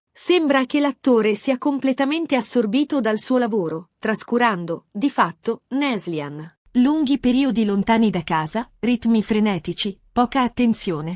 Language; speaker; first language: Italian; native; Italian